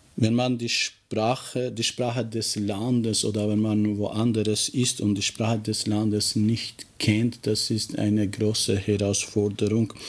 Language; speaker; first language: German; non-native, fluent; Albanian